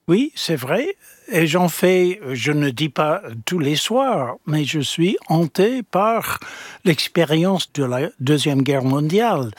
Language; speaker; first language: French; non-native, fluent; English